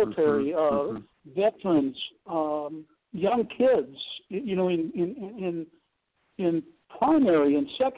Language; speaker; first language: English; native; English